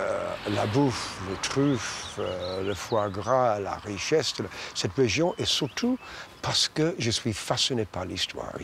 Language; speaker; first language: French; non-native, fluent; English